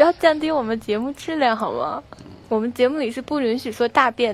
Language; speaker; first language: Chinese; native; Chinese